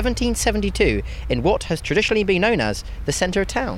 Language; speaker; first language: English; native; English